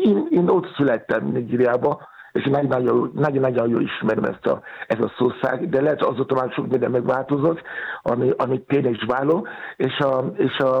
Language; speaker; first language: Hungarian; non-native, fluent; Yoruba